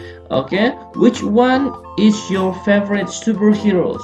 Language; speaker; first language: English; non-native, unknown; Indonesian